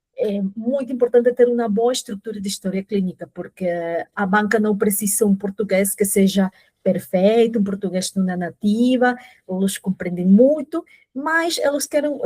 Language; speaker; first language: Portuguese; non-native, fluent; Spanish